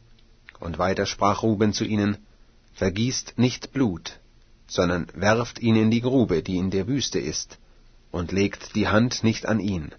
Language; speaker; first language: German; native; German